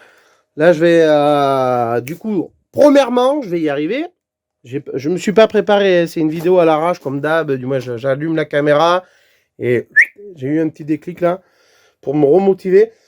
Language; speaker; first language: French; native; French